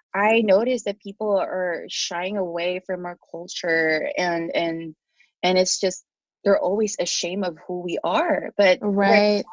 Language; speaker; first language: English; non-native, local second language; Filipino